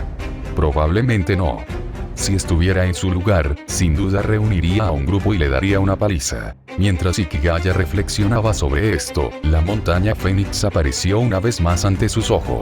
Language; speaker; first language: Spanish; native; Spanish